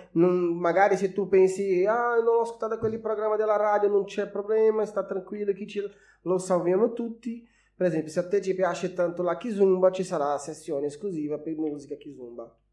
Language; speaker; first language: Italian; non-native, fluent; Portuguese